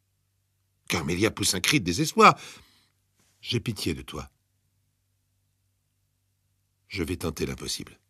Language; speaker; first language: French; native; French